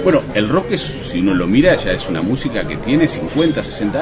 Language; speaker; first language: Spanish; native; Spanish